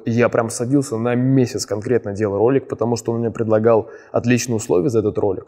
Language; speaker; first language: Russian; native; Russian